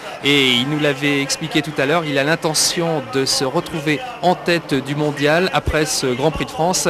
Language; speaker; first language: French; native; French